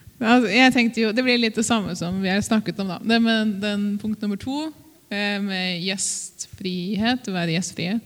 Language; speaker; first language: Norwegian; native; Norwegian